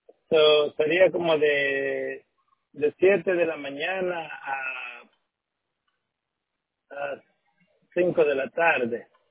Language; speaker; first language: Spanish; native; Spanish